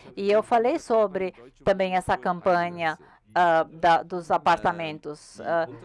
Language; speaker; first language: Portuguese; non-native, learner; German